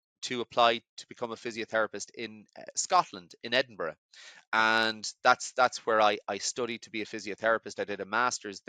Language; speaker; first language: English; native; English